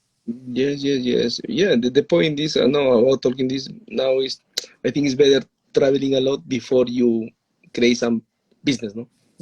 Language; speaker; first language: English; non-native, learner; Spanish